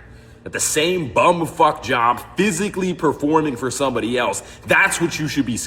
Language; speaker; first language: English; native; English